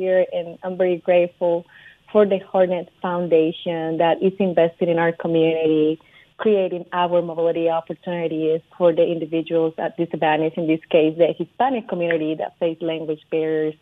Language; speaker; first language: English; non-native, fluent; Spanish